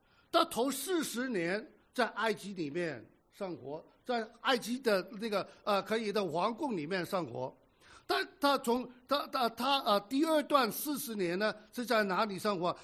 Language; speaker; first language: Chinese; native; Chinese